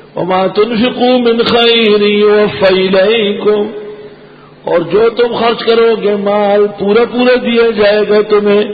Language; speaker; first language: Urdu; non-native, local second language; Pashto